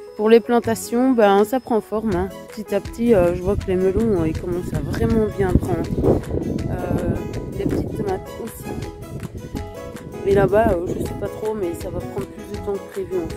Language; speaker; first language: French; native; French